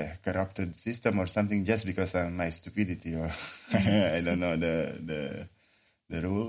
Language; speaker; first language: English; non-native, learner; Indonesian